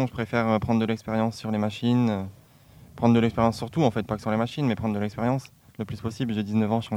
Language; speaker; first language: French; native; French